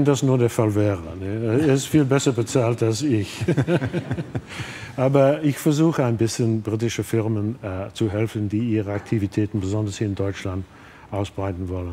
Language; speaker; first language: German; non-native, fluent; English